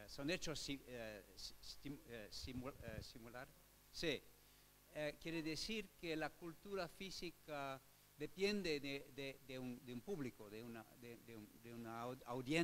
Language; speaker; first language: Spanish; non-native, fluent; French